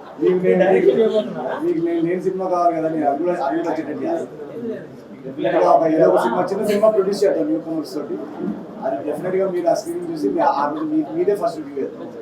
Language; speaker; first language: Telugu; native; Telugu